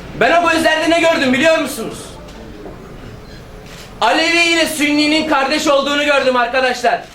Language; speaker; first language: Turkish; native; Turkish